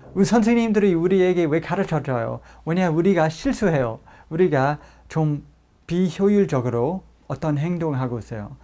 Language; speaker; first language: Korean; non-native, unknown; English